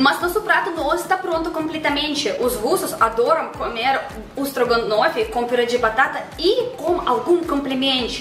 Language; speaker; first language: Portuguese; non-native, fluent; Russian